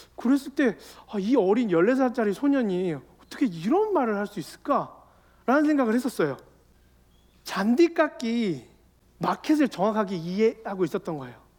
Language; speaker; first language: Korean; native; Korean